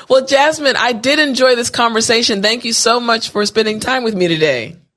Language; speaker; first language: English; native; English